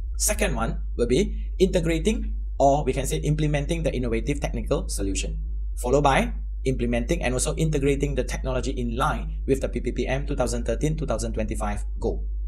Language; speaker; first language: English; native; English